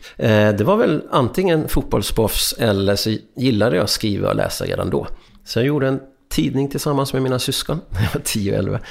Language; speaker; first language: Swedish; early bilingual, other home language; Hungarian